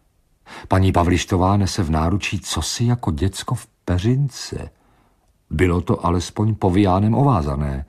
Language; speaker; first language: Czech; native; Czech